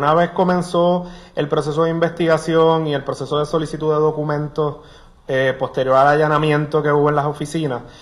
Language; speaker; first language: Spanish; native; Spanish